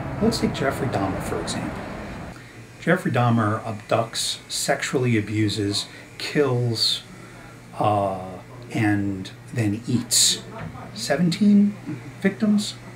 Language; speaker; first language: English; native; English